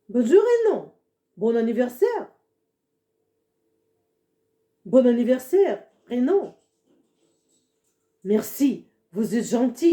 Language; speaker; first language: French; non-native, fluent; Russian